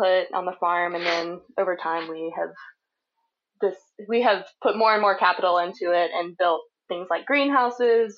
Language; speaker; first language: English; native; English